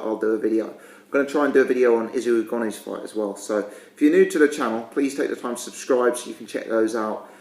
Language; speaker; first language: English; native; English